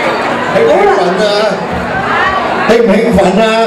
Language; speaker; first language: Chinese; early bilingual, heritage; Cantonese